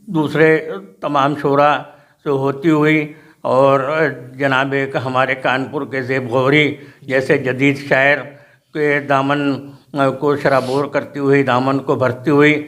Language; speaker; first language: Urdu; native; Urdu